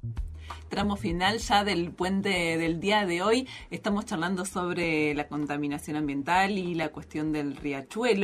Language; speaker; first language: Spanish; native; Spanish